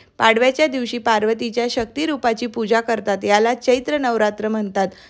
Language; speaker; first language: Marathi; native; Marathi